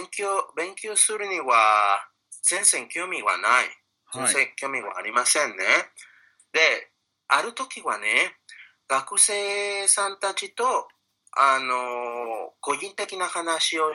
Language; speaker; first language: Japanese; non-native, fluent; Spanish